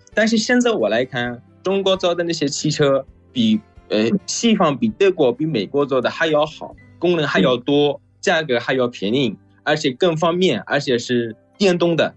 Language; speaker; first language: Chinese; non-native, fluent; Persian